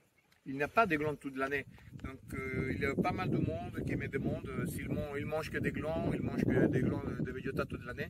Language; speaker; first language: French; non-native, fluent; Spanish